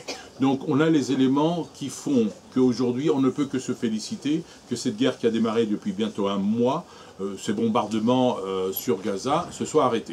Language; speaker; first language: French; native; French